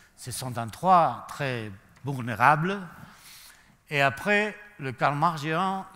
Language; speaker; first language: French; non-native, learner; Spanish